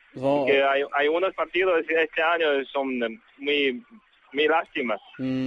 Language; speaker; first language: Portuguese; non-native, learner; Chinese